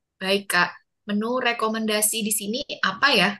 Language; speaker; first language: Indonesian; non-native, learner; Japanese